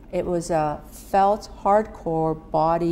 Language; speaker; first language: English; non-native, fluent; Persian